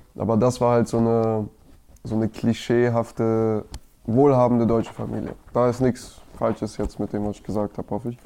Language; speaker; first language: German; early bilingual, other home language; Russian